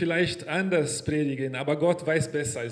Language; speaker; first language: German; non-native, fluent; Portuguese